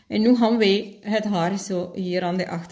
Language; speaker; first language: Dutch; non-native, fluent; Spanish